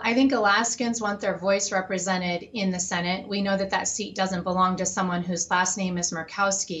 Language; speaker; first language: English; native; English